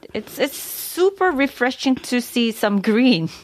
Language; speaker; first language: English; non-native, fluent; Korean